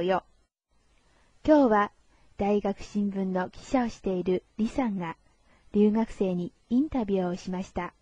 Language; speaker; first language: Japanese; non-native, fluent; Chinese